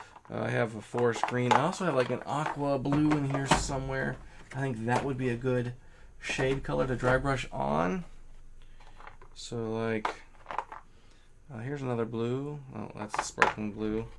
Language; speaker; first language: English; native; English